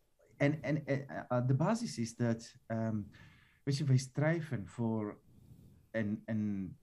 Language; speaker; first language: Dutch; non-native, fluent; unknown